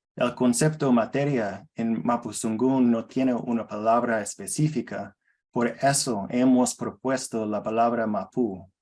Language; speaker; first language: Spanish; non-native, learner; English